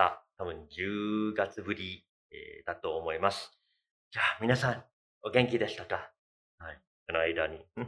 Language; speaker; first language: Japanese; non-native, fluent; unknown